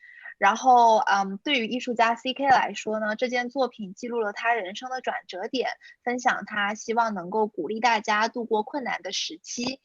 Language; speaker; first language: Chinese; native; Chinese